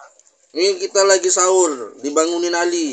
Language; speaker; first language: Indonesian; native; Indonesian